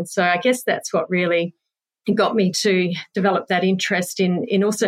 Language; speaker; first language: English; native; English